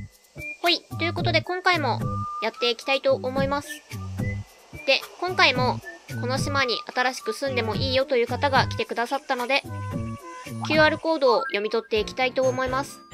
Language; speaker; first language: Japanese; native; Japanese